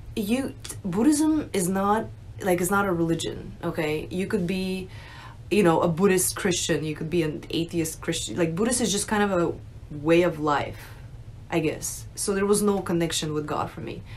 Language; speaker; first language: English; early bilingual, other home language; Russian